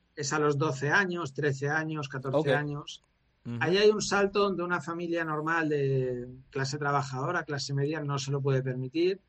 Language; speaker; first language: Spanish; native; Spanish